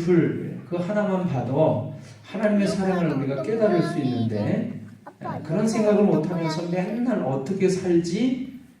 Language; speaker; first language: Korean; native; Korean